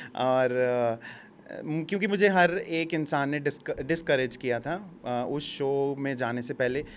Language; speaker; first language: Hindi; native; Hindi